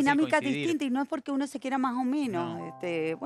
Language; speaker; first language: Spanish; native; Spanish